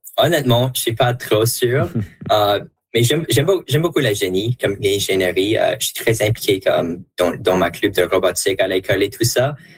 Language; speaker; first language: French; non-native, local second language; English